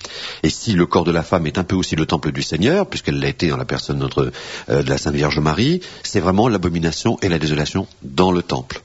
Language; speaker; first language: French; native; French